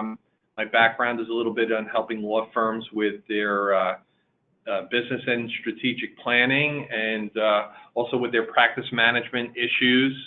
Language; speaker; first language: English; native; English